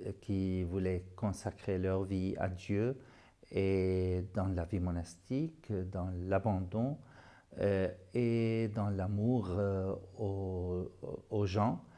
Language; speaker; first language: French; non-native, fluent; Arabic